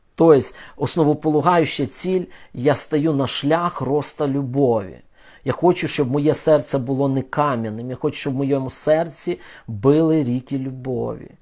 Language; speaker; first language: Ukrainian; non-native, local second language; Russian